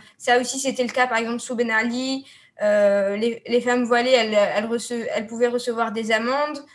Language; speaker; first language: French; non-native, local second language; Arabic